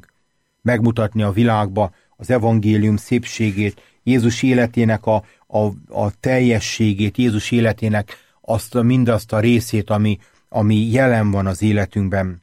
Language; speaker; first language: Hungarian; native; Hungarian